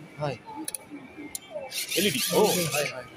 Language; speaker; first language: Japanese; non-native, learner; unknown